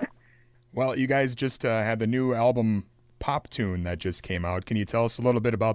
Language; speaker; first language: English; native; English